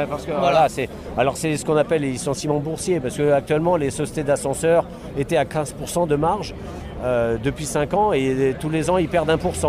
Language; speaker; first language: French; native; French